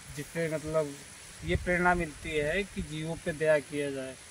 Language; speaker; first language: Hindi; native; Hindi